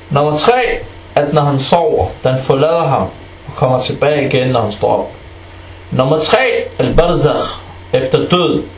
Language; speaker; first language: Danish; early bilingual, other home language; Arabic